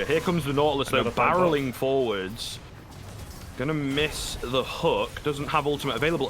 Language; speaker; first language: English; native; English